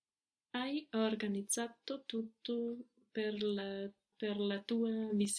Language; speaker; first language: Italian; non-native, learner; English